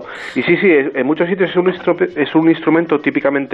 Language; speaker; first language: Spanish; non-native, local second language; Asturian